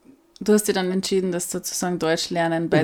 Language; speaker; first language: German; early bilingual, other home language; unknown